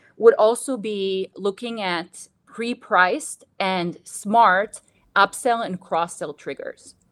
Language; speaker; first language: English; non-native, fluent; Bosnian